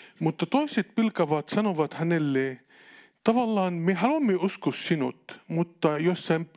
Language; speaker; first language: Finnish; non-native, learner; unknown